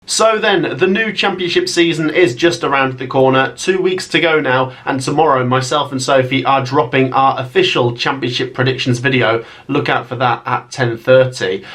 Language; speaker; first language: English; native; English